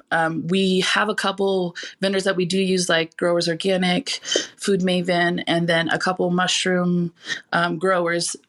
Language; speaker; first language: English; early bilingual, other home language; Filipino